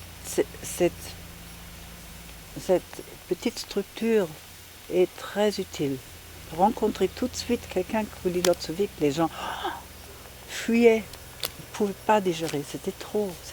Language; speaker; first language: French; non-native, fluent; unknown